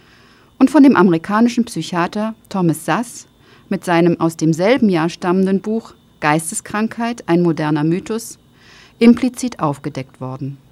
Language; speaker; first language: German; native; German